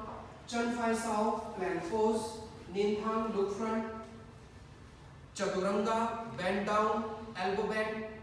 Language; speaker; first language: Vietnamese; non-native, learner; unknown